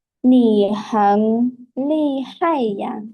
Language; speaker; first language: Chinese; non-native, learner; Lao